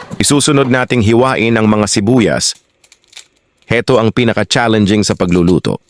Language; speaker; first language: Filipino; native; Filipino